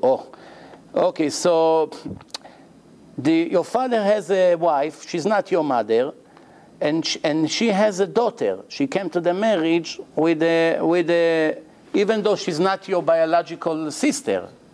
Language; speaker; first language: English; non-native, fluent; Hebrew